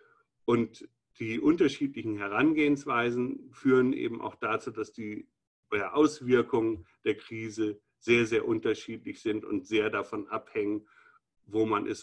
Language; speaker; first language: German; native; German